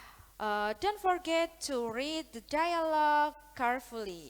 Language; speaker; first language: English; non-native, learner; Indonesian